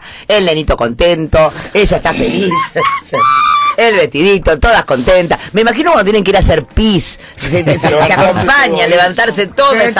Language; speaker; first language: Spanish; native; Spanish